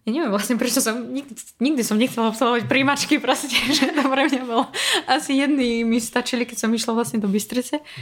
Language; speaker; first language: Slovak; non-native, fluent; Russian